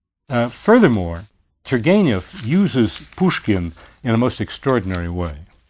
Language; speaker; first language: English; native; English